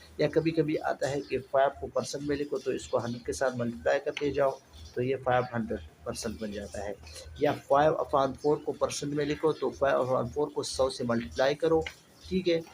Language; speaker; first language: Urdu; non-native, local second language; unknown